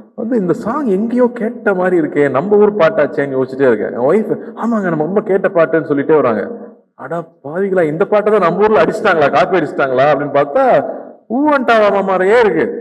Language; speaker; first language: Tamil; native; Tamil